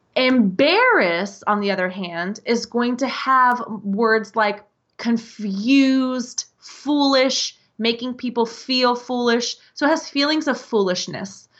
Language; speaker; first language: English; native; English